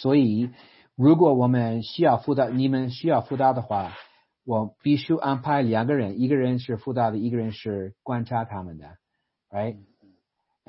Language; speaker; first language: Chinese; non-native, fluent; English